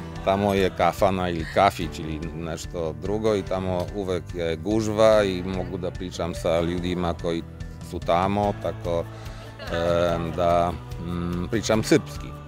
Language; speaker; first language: Serbian; non-native, learner; Polish